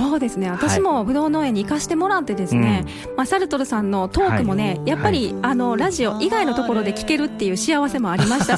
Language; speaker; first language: Japanese; native; Japanese